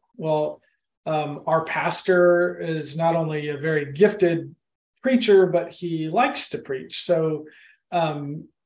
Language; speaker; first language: English; native; English